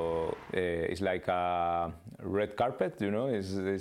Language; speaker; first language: English; non-native, fluent; Spanish